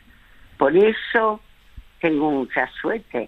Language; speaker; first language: Spanish; early bilingual, other home language; French